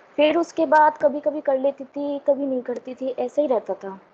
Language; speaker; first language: Hindi; native; Hindi